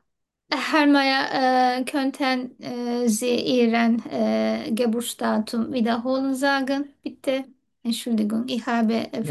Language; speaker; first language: German; non-native, learner; Turkish